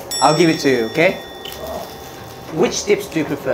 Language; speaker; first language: English; non-native, fluent; Korean